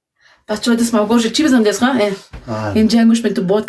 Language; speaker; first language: Persian; native; Persian